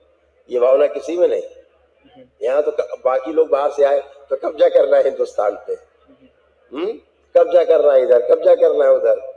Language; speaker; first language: Hindi; native; Hindi